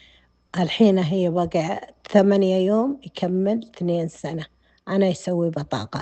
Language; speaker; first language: Arabic; non-native, learner; Amharic